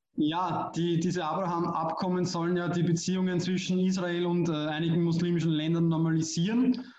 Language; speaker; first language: German; native; German